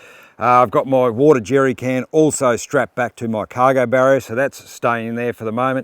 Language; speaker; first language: English; native; English